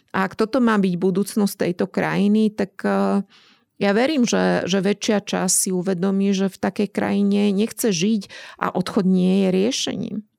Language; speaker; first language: Slovak; native; Slovak